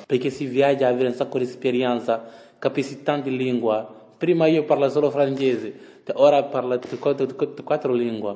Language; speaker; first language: Italian; non-native, learner; French